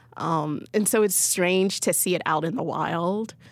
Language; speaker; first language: English; non-native, local second language; Yoruba